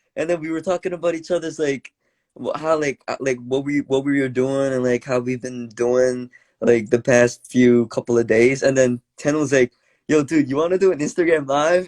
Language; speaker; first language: English; early bilingual, other home language; Korean